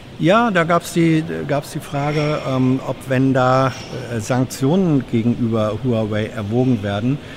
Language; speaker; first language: German; native; German